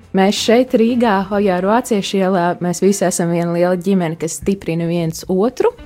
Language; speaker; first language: Latvian; native; Latvian